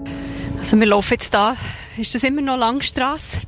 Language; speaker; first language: German; native; German